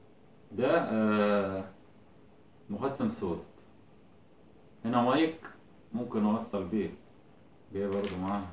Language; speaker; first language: Arabic; native; Arabic